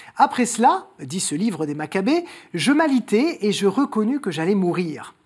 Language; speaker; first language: French; native; French